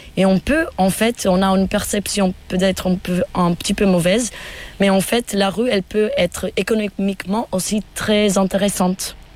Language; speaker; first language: French; non-native, fluent; Portuguese